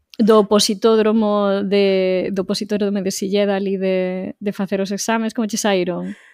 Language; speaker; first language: Galician; native; Galician